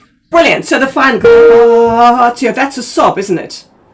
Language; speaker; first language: English; native; English